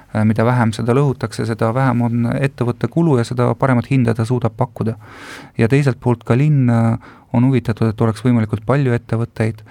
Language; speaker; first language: Estonian; non-native, local second language; Russian